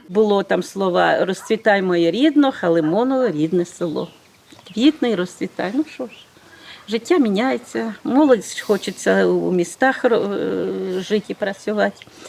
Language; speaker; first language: Ukrainian; native; Ukrainian